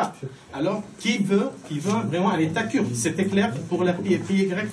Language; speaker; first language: French; non-native, fluent; Arabic